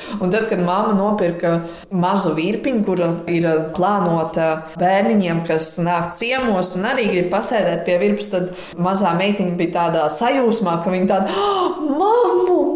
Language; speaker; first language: Latvian; native; Latvian